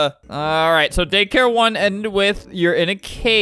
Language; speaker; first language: English; native; English